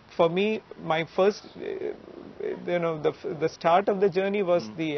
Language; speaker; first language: English; non-native, local second language; Malayalam